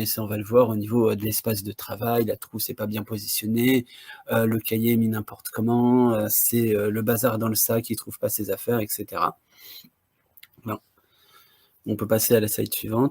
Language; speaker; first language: French; native; French